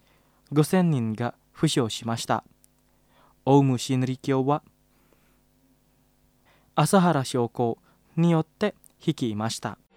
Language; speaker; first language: Japanese; non-native, fluent; Indonesian